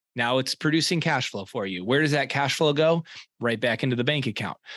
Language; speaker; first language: English; native; English